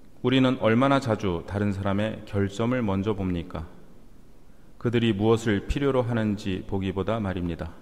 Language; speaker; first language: Korean; native; Korean